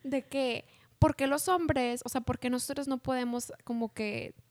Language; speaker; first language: Spanish; early bilingual, heritage; Spanish